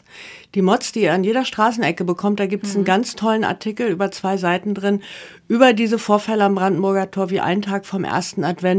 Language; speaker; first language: German; native; German